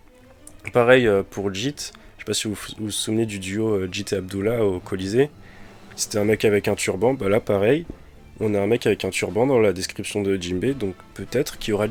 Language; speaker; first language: French; native; French